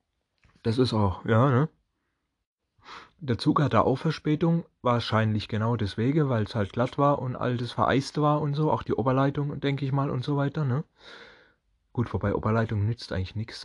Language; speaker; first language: German; native; German